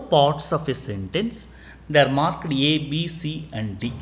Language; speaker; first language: English; non-native, local second language; Telugu